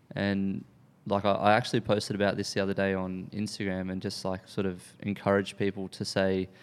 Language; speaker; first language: English; native; English